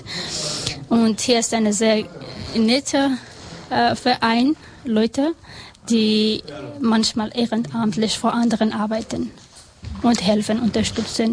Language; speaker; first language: German; non-native, learner; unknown